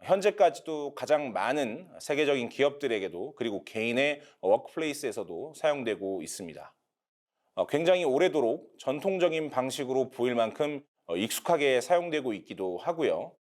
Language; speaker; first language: Korean; native; Korean